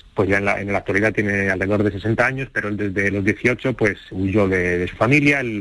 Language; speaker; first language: Spanish; native; Spanish